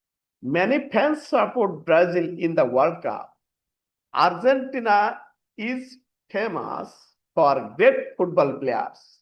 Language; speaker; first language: English; non-native, fluent; Bangla